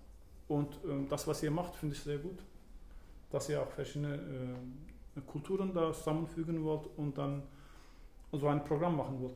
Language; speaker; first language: German; early bilingual, other home language; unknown